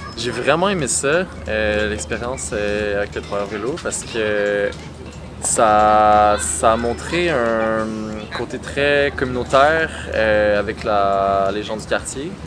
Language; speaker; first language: French; native; French